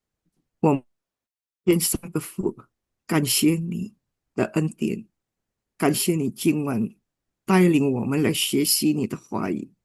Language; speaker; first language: Chinese; non-native, fluent; Indonesian